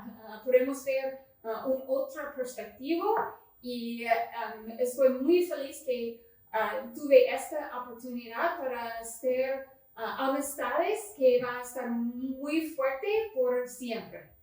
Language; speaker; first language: Spanish; non-native, fluent; English